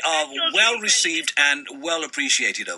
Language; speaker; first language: English; native; English